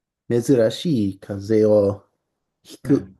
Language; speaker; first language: Japanese; non-native, learner; English